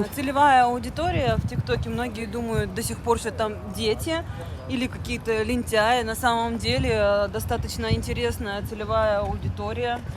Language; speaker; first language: Russian; native; Russian